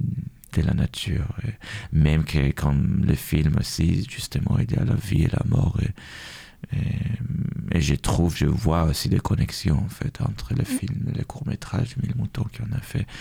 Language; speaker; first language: French; non-native, fluent; Hebrew